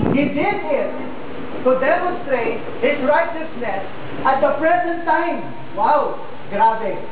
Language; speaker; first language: English; non-native, local second language; Filipino